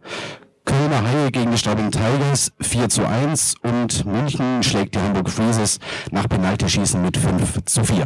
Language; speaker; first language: German; native; German